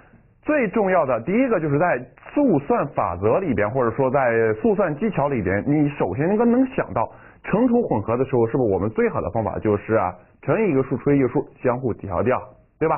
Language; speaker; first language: Chinese; native; Chinese